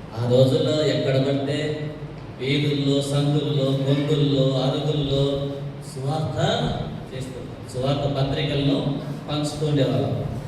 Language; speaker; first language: Telugu; non-native, local second language; Tamil